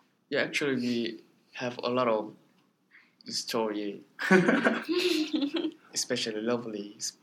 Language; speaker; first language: English; non-native, learner; Korean